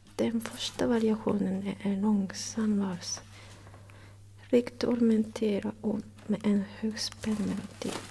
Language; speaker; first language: Swedish; non-native, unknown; Japanese